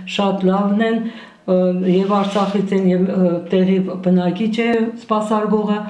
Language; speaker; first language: Armenian; native; Armenian